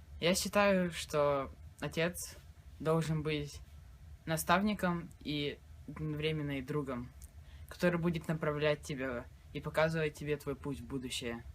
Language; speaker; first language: Russian; native; Russian